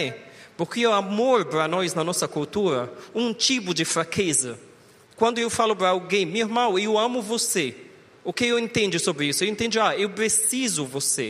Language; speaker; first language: Portuguese; non-native, learner; Arabic